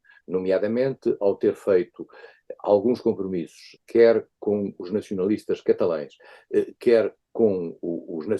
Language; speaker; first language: Portuguese; native; Portuguese